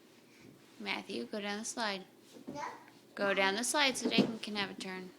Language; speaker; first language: English; native; English